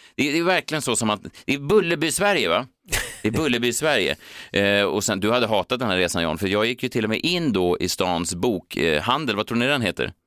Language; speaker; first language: Swedish; native; Swedish